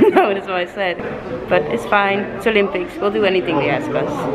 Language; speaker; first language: English; non-native, fluent; Dutch